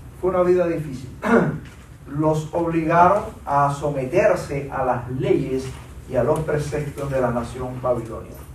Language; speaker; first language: Spanish; native; Spanish